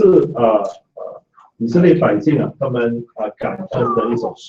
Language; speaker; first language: Chinese; native; Chinese